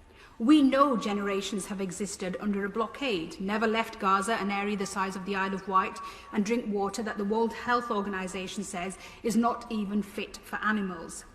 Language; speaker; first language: English; native; English